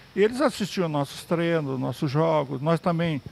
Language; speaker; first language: Portuguese; native; Portuguese